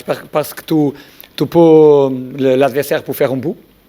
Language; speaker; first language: French; non-native, learner; Portuguese